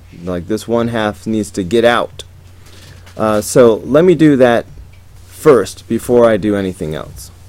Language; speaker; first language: English; native; English